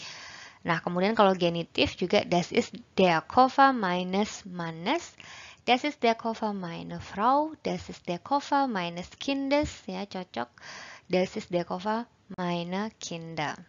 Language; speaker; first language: German; non-native, fluent; Indonesian